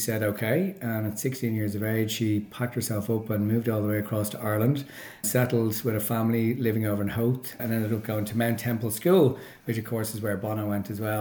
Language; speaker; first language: English; native; English